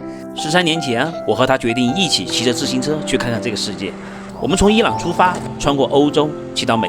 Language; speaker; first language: Chinese; native; Chinese